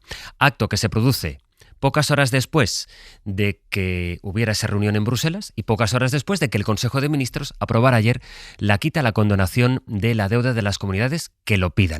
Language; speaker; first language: Spanish; native; Spanish